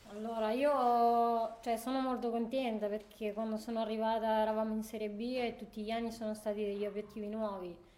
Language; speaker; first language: Italian; non-native, fluent; Spanish